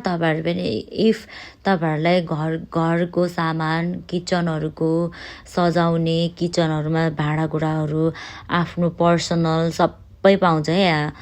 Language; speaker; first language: Nepali; native; Nepali